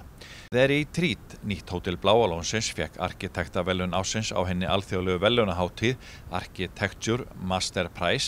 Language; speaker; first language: Icelandic; native; Icelandic